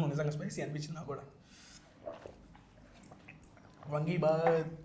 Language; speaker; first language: Telugu; native; Telugu